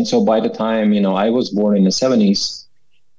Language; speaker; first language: English; non-native, fluent; Russian